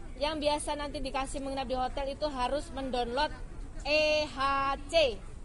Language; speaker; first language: Indonesian; non-native, local second language; Javanese